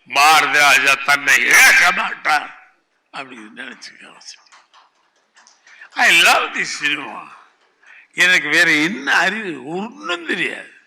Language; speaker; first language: Tamil; native; Tamil